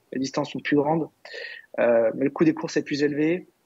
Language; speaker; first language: French; native; French